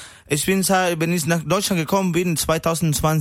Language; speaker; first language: German; non-native, learner; Spanish